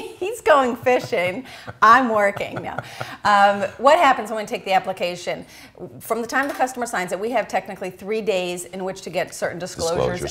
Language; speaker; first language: English; native; English